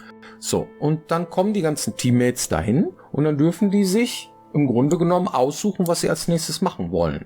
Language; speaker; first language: German; native; German